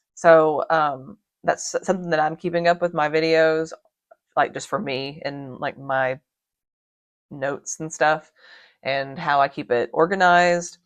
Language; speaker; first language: English; native; English